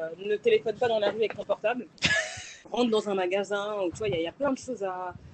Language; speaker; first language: French; native; French